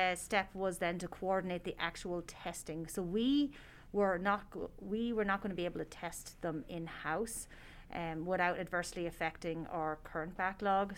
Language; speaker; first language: English; native; English